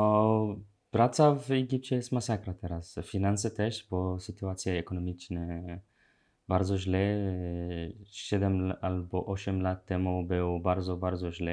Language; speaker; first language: Polish; non-native, learner; Arabic